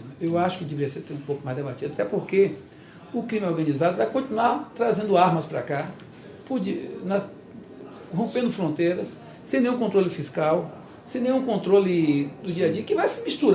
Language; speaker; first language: Portuguese; native; Portuguese